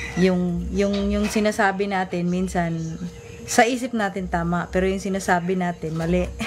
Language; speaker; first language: Filipino; non-native, local second language; Cebuano